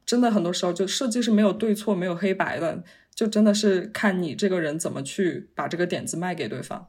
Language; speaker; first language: Chinese; native; Chinese